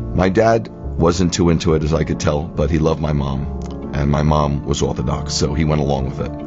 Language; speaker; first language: English; native; English